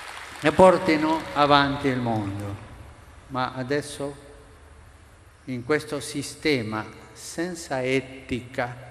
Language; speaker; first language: Italian; non-native, fluent; Spanish